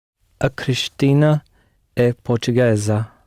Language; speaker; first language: Portuguese; non-native, learner; English